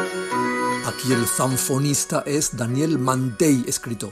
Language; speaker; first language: Spanish; native; Spanish